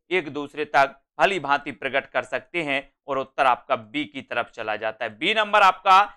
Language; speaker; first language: Hindi; native; Hindi